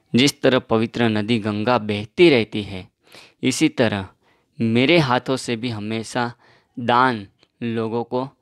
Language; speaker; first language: Hindi; non-native, local second language; Gujarati